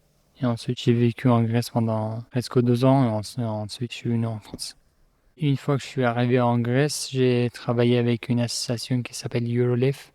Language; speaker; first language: French; non-native, fluent; Persian